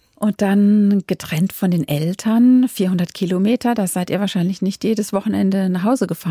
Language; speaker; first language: German; native; German